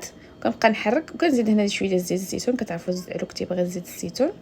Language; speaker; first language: Arabic; native; Arabic